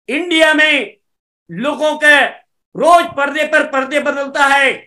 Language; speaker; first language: Hindi; native; Hindi